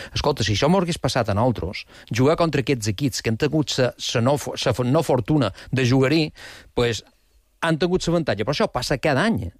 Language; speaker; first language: Catalan; native; Catalan